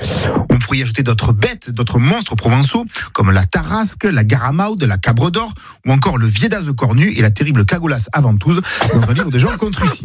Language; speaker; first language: French; native; French